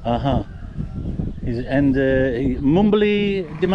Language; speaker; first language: Indonesian; non-native, learner; English